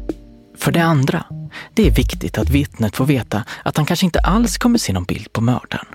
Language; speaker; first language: Swedish; native; Swedish